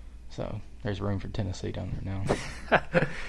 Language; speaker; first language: English; native; English